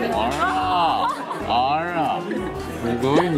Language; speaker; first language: Japanese; native; Japanese